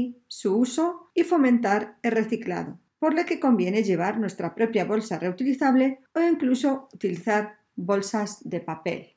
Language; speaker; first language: Spanish; native; Spanish